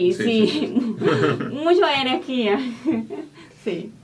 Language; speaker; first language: Spanish; non-native, learner; Chinese